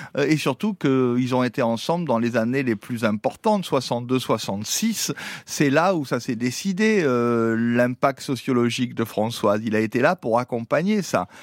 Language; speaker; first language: French; native; French